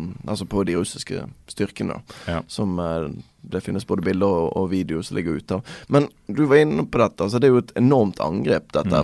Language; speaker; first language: Norwegian; native; Norwegian